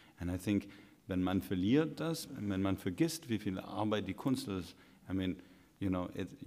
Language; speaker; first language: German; non-native, fluent; English